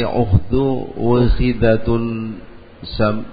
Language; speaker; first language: Arabic; non-native, learner; Indonesian